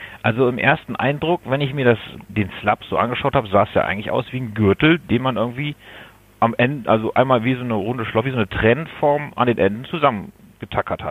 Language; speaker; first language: German; native; German